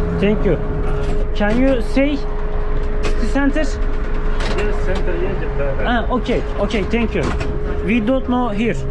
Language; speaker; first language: English; non-native, learner; Turkish